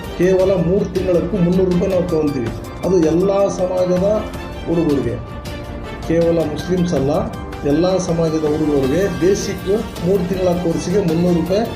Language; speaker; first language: Kannada; non-native, local second language; Urdu